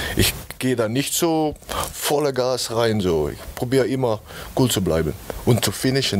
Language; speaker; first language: German; non-native, learner; Dutch